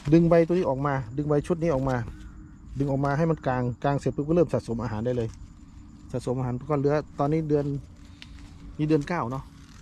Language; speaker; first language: Thai; native; Thai